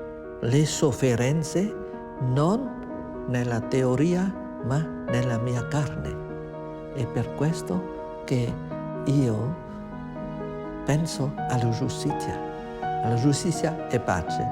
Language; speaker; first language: Italian; non-native, fluent; Vietnamese